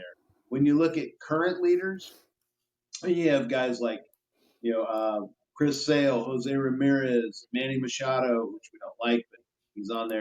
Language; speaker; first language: English; native; English